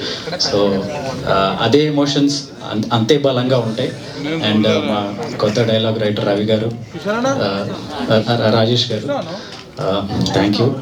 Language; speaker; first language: Telugu; native; Telugu